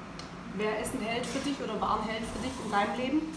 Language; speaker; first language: German; native; German